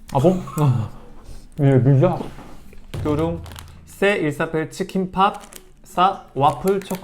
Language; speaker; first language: French; non-native, learner; Korean